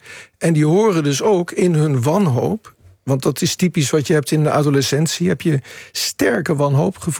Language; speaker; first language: Dutch; native; Dutch